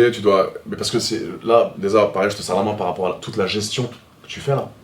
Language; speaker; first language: French; native; French